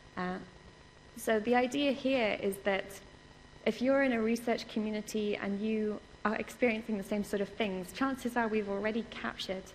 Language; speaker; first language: English; native; English